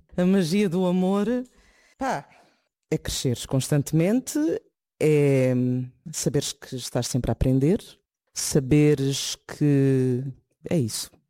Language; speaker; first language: Portuguese; native; Portuguese